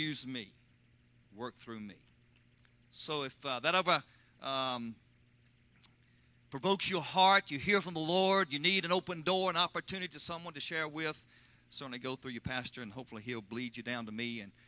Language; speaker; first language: English; native; English